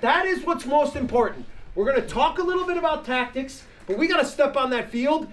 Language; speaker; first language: English; native; English